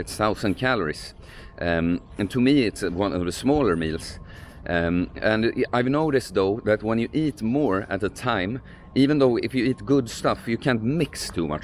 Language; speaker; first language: English; non-native, fluent; Swedish